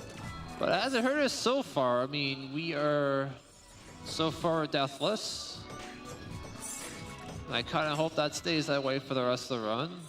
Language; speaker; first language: English; native; English